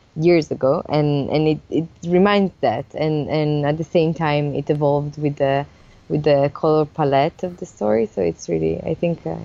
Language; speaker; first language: English; non-native, fluent; Italian